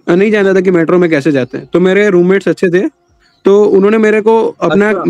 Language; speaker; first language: Hindi; non-native, local second language; Gujarati